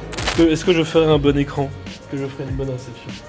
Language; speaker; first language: French; native; French